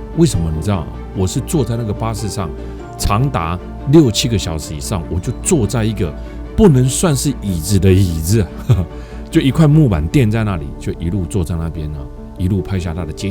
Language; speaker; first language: Chinese; native; Chinese